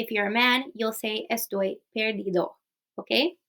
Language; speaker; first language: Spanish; non-native, fluent; English